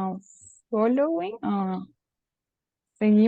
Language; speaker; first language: English; non-native, learner; Spanish